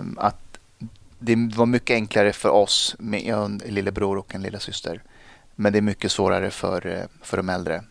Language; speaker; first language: Swedish; early bilingual, other home language; Persian